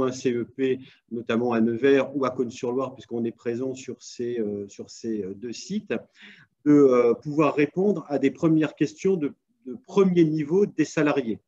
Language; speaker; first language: French; native; French